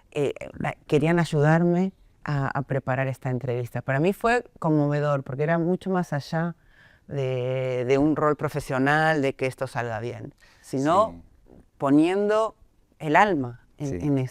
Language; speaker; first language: Spanish; native; Spanish